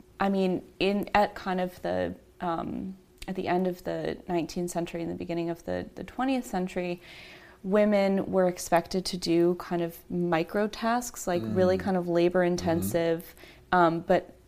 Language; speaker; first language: English; native; English